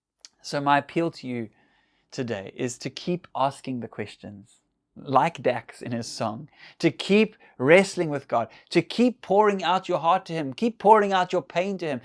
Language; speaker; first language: English; native; English